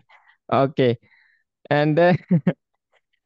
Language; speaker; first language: English; non-native, fluent; Indonesian